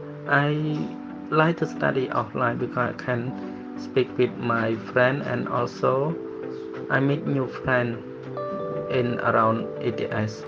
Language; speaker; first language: English; non-native, learner; Khmer